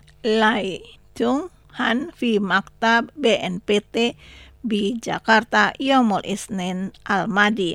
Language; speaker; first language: Arabic; non-native, learner; Indonesian